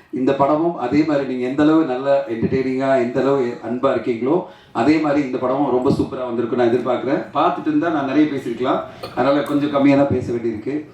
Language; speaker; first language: Tamil; native; Tamil